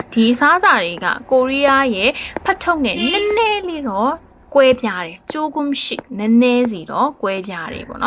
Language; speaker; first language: Korean; non-native, learner; Burmese